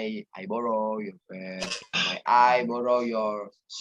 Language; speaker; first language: English; non-native, learner; Indonesian